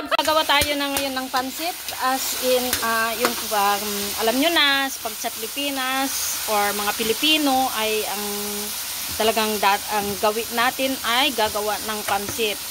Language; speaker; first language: Filipino; non-native, local second language; Iloko